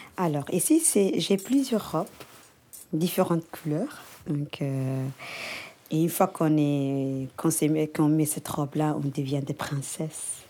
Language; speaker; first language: French; early bilingual, other home language; Somali